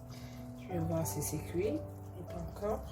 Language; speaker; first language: French; non-native, local second language; Arabic